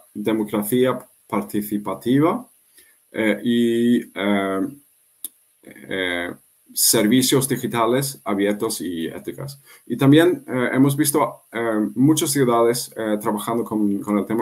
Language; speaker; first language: Spanish; non-native, fluent; Swedish